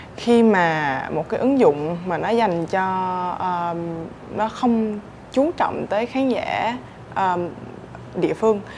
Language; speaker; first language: Vietnamese; native; Vietnamese